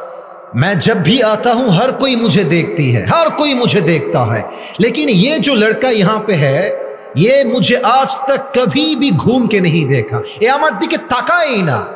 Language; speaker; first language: Hindi; non-native, fluent; Bangla